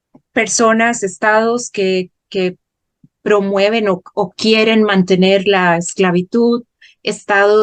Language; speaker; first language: Spanish; non-native, fluent; Portuguese